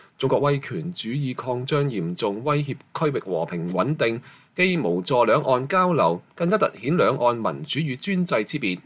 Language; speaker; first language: Chinese; non-native, local second language; Cantonese